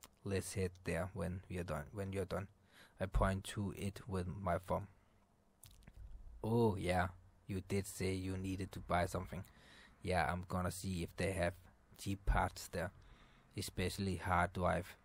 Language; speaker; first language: English; non-native, fluent; Danish